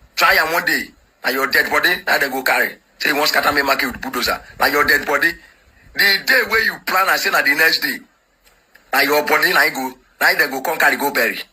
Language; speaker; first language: Nigerian Pidgin; non-native, local second language; Igbo